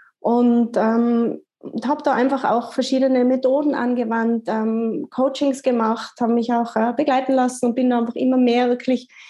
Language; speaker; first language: German; native; German